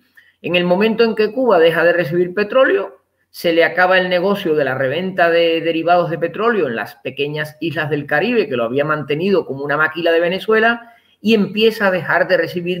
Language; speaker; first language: Spanish; native; Spanish